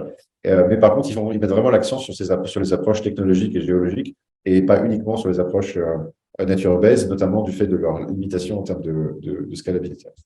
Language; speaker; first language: French; native; French